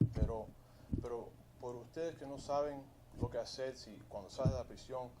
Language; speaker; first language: Spanish; early bilingual, heritage; Spanish